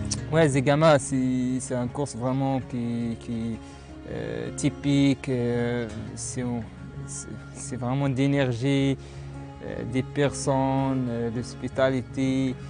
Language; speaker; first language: French; non-native, learner; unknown